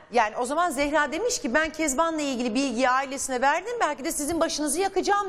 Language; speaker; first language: Turkish; native; Turkish